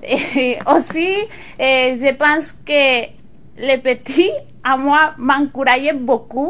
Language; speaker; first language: French; non-native, local second language; Spanish